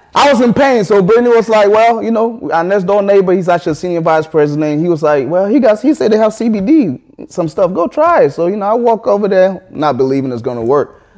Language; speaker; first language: English; early bilingual, other home language; Akan